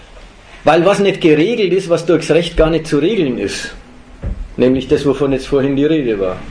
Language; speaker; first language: German; native; German